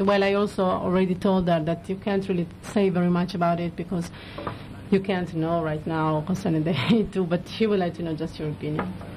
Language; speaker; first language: English; non-native, fluent; Italian